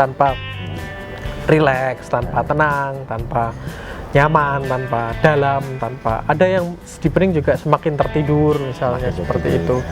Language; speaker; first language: Indonesian; native; Indonesian